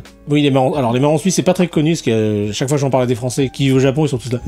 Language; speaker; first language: French; native; French